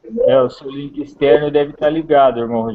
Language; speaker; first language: Portuguese; native; Portuguese